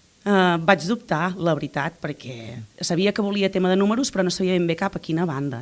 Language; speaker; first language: Catalan; native; Catalan